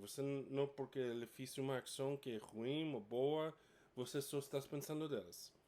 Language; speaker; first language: Portuguese; non-native, fluent; English